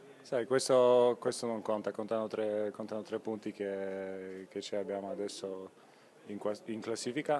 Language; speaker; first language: Italian; non-native, fluent; Polish